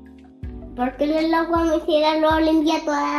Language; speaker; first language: Spanish; native; Spanish